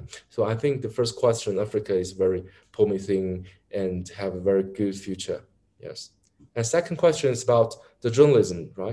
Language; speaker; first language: English; non-native, learner; Chinese